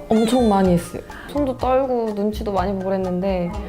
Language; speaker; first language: Korean; native; Korean